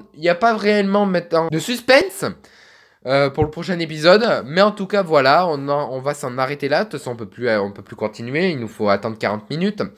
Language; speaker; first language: French; native; French